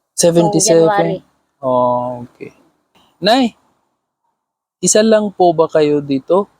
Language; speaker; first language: Filipino; non-native, learner; Urdu